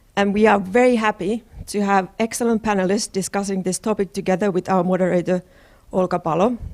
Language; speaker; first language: English; non-native, fluent; Finnish